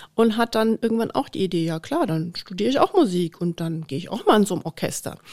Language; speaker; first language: German; native; German